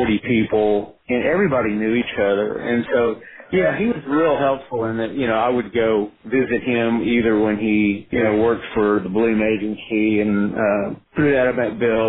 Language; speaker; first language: English; native; English